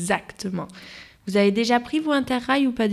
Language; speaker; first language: French; native; French